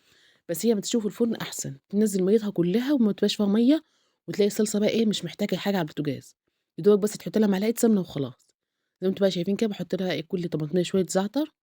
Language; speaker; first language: Arabic; native; Arabic